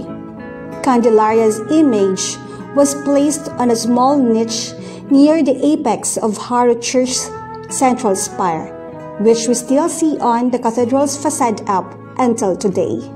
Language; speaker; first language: English; non-native, local second language; Filipino